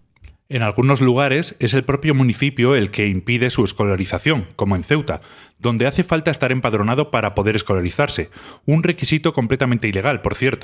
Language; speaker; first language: Spanish; native; Spanish